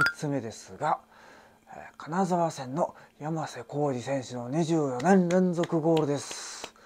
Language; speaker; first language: Japanese; native; Japanese